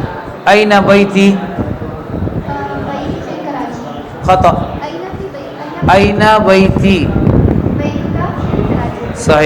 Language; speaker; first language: Arabic; non-native, fluent; Urdu